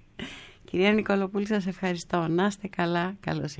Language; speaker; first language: Greek; native; Greek